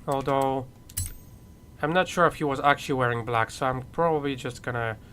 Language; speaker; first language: English; non-native, fluent; Polish